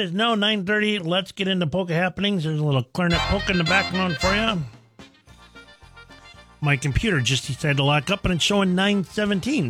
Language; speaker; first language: English; native; English